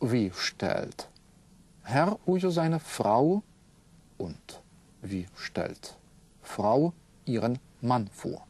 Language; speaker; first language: German; non-native, fluent; Russian